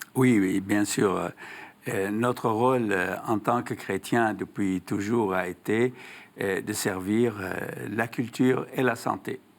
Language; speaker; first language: French; non-native, fluent; Arabic